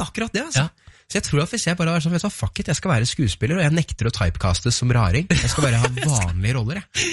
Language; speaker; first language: Norwegian; native; Norwegian